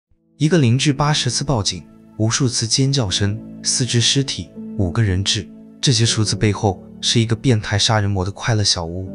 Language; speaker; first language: Chinese; native; Chinese